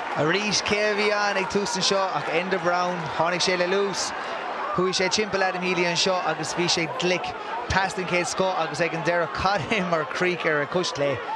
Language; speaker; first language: Irish; non-native, local second language; English